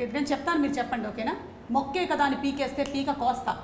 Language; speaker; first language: Telugu; native; Telugu